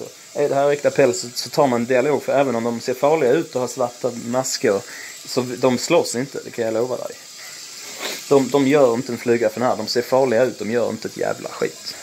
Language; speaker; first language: Swedish; native; Swedish